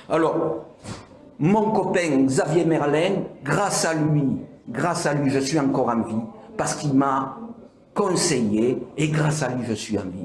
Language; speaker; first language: French; native; French